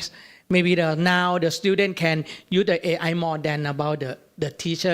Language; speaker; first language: English; non-native, learner; Thai